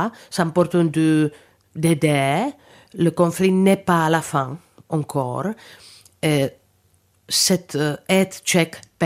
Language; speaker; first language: French; non-native, fluent; Czech